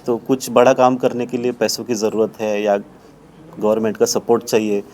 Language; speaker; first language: Hindi; non-native, local second language; Marathi